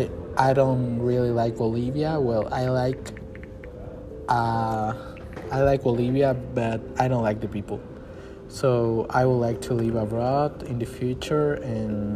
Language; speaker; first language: English; non-native, learner; Spanish